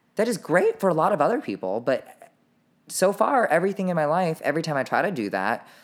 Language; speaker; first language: English; native; English